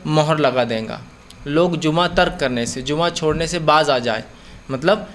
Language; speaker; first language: Urdu; native; Urdu